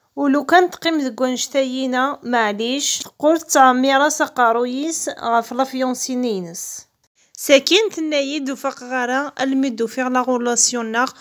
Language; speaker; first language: Arabic; non-native, local second language; Kabyle